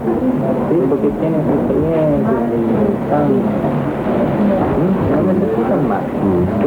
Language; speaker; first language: Spanish; non-native, learner; Portuguese